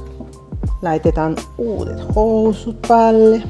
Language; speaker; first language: Finnish; non-native, learner; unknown